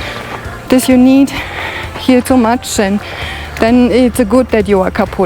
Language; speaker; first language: English; non-native, learner; German